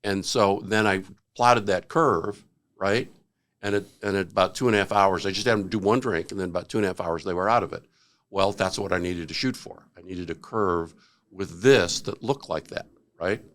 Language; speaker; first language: English; native; English